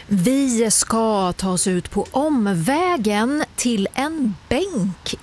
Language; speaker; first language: Swedish; native; Swedish